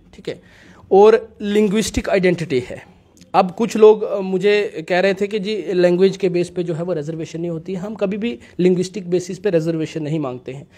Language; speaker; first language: Hindi; native; Hindi